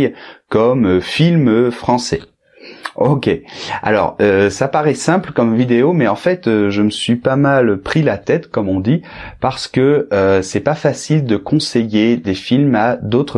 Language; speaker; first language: French; native; French